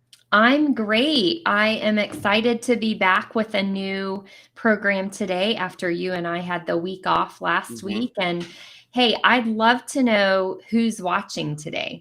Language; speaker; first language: English; native; English